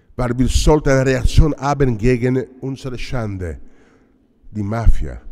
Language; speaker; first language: German; non-native, fluent; Italian